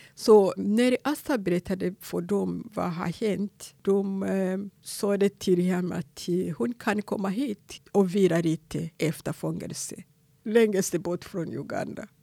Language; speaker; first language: Swedish; non-native, fluent; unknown